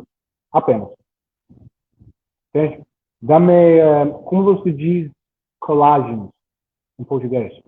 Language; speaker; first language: Portuguese; non-native, learner; English